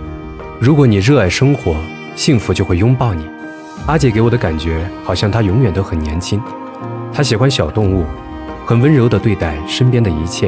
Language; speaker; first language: Chinese; native; Chinese